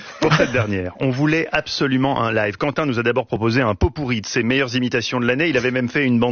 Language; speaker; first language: French; native; French